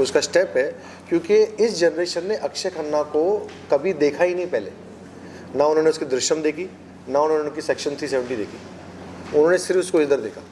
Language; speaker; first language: Hindi; native; Hindi